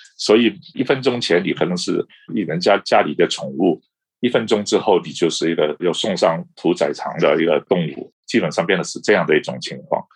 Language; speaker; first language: Chinese; non-native, local second language; Cantonese